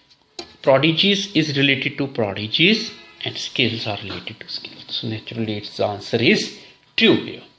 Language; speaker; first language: English; non-native, local second language; Hindi